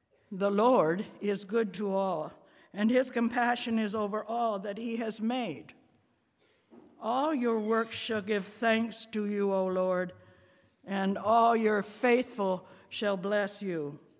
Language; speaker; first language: English; native; English